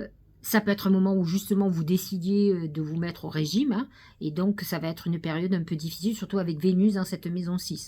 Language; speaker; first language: French; native; French